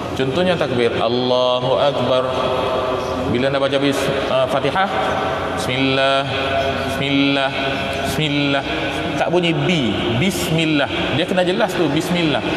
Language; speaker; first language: Malay; native; Malay